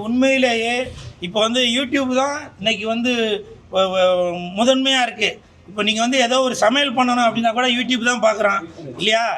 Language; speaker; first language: Tamil; native; Tamil